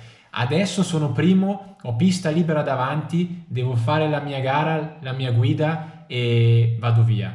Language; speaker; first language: Italian; native; Italian